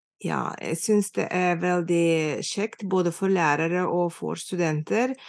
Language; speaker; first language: Norwegian; non-native, fluent; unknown